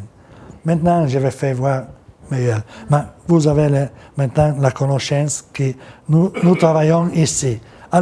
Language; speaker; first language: French; non-native, learner; Italian